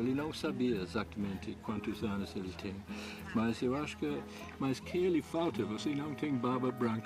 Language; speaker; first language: Portuguese; non-native, fluent; English